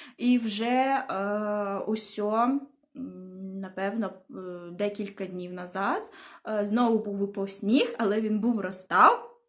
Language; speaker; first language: Ukrainian; non-native, local second language; Russian